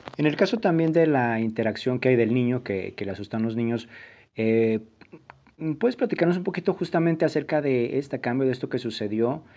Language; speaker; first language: Spanish; native; Spanish